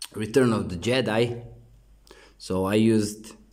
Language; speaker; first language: English; non-native, fluent; Croatian